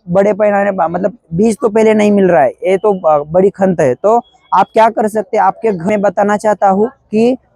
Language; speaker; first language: Hindi; non-native, local second language; Marathi